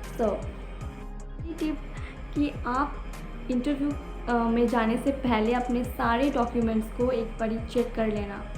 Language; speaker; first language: Hindi; non-native, local second language; Bangla